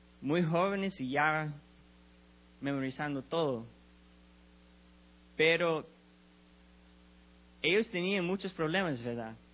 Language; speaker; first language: Spanish; non-native, learner; English